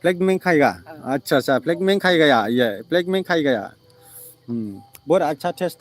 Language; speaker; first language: Hindi; non-native, local second language; Bodo